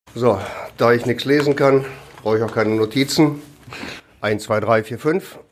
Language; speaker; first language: German; early bilingual, other home language; Greek